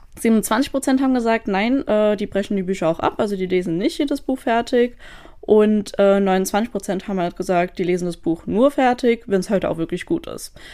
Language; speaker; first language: German; native; German